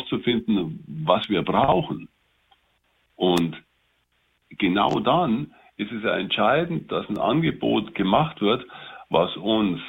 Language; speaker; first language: German; native; German